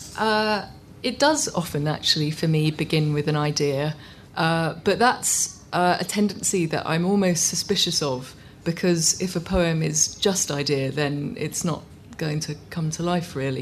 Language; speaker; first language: English; native; English